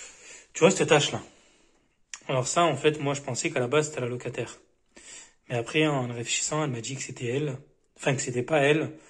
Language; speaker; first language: French; native; French